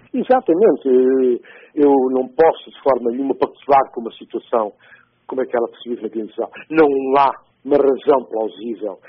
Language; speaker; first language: Portuguese; non-native, local second language; Upper Guinea Crioulo